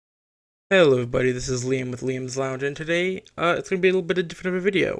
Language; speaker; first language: English; native; English